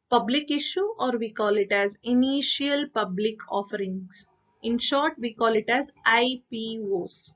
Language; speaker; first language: English; non-native, local second language; Kannada